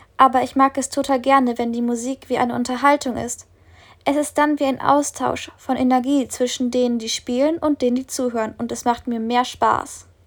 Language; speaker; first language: German; native; German